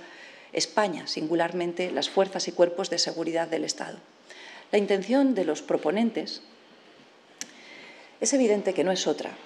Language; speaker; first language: Spanish; native; Spanish